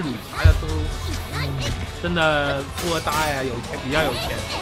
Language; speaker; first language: Chinese; native; Chinese